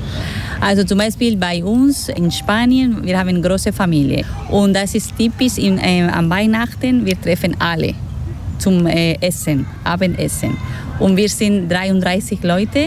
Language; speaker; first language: German; non-native, fluent; Spanish